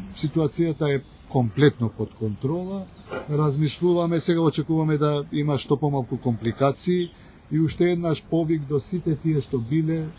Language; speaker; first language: Macedonian; non-native, local second language; Albanian